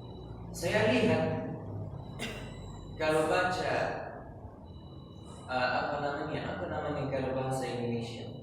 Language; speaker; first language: Indonesian; non-native, learner; Arabic